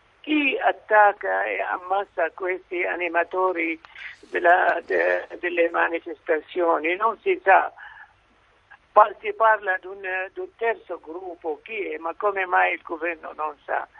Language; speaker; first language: Italian; non-native, fluent; Arabic